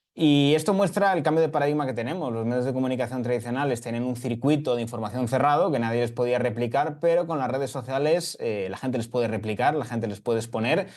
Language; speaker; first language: Spanish; native; Spanish